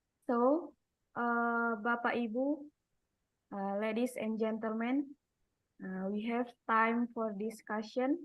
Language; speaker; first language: English; non-native, learner; Indonesian